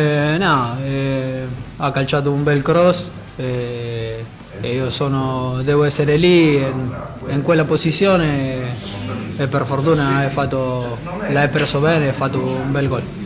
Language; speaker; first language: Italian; non-native, fluent; Spanish